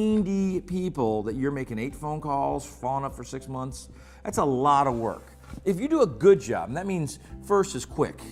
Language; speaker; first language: English; native; English